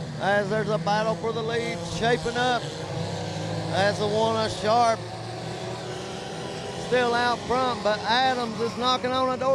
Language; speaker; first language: English; native; English